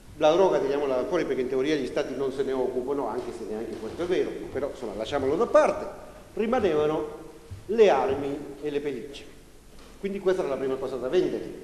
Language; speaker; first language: Italian; non-native, fluent; Spanish